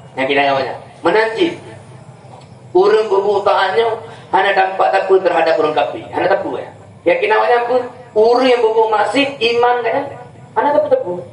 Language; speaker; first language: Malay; non-native, local second language; Achinese